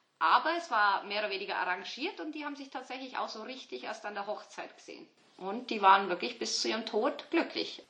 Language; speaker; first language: German; early bilingual, other home language; Turkish